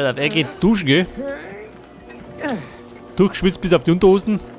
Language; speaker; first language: German; native; German